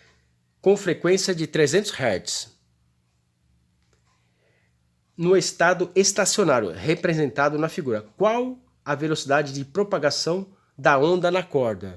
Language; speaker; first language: Portuguese; native; Portuguese